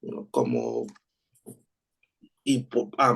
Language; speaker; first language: Spanish; non-native, learner; English